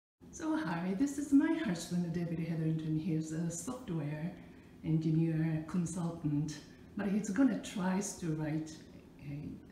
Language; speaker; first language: English; non-native, fluent; Japanese